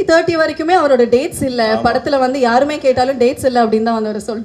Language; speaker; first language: Tamil; native; Tamil